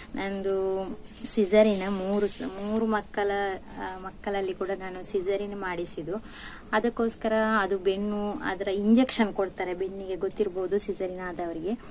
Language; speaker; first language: Kannada; non-native, local second language; Tulu